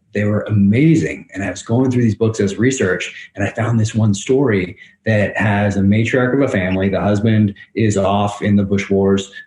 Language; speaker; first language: English; native; English